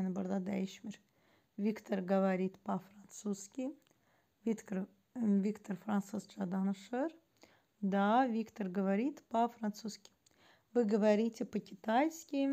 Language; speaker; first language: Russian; non-native, fluent; Azerbaijani